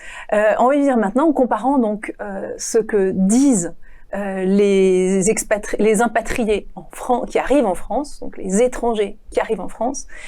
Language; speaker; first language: French; native; French